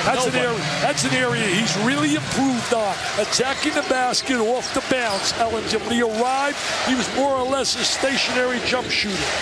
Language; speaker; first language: English; native; English